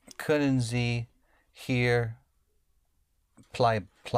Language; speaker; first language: German; non-native, learner; English